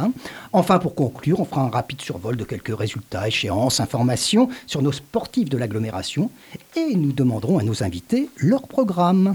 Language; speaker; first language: French; native; French